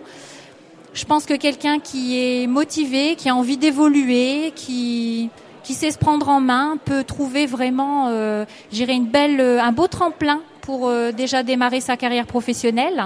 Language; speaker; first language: French; native; French